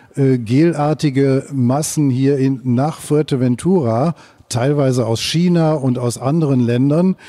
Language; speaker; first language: German; native; German